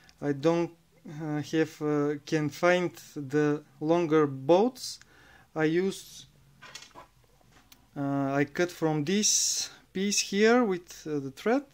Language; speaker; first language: English; non-native, learner; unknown